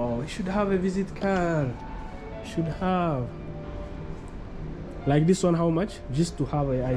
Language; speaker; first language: English; non-native, fluent; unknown